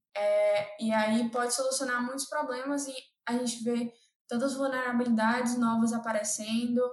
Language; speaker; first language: Portuguese; native; Portuguese